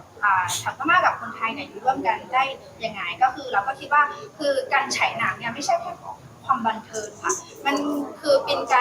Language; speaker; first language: Thai; non-native, fluent; Burmese